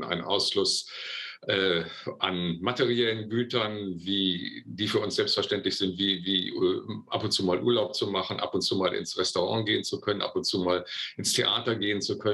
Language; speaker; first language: German; native; German